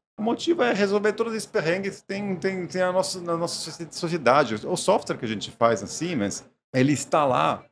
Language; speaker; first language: Portuguese; non-native, fluent; Italian